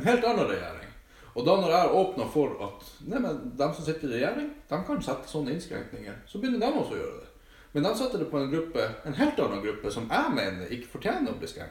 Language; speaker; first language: Norwegian; native; Norwegian